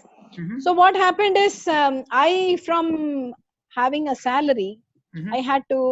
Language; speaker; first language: English; non-native, local second language; Tamil